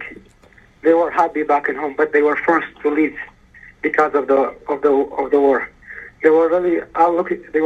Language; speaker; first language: English; early bilingual, other home language; Arabic